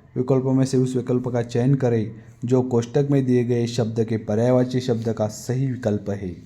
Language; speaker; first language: Hindi; non-native, local second language; Marathi